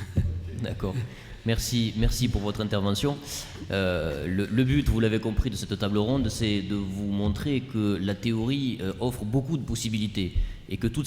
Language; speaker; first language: French; native; French